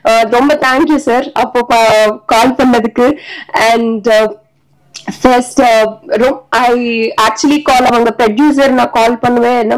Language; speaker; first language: Tamil; non-native, learner; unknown